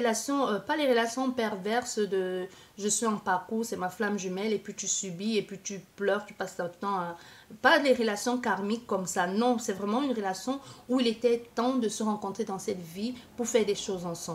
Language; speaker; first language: French; native; French